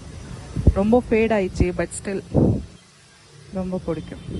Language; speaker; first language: Tamil; non-native, local second language; Urdu